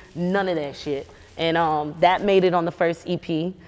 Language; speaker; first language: English; native; English